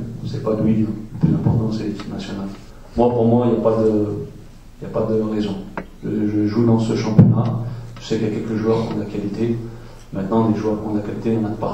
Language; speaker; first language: French; native; French